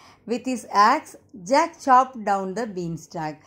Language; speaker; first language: English; non-native, local second language; Tamil